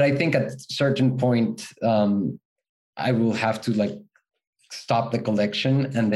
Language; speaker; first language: English; non-native, fluent; Spanish